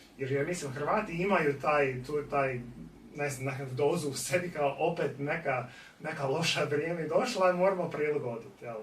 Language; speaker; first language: Bosnian; non-native, fluent; English